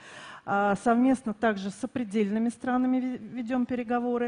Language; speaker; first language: Russian; native; Russian